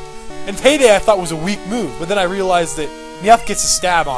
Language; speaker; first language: English; native; English